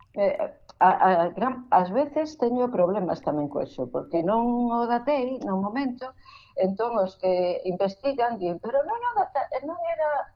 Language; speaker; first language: Galician; non-native, local second language; Spanish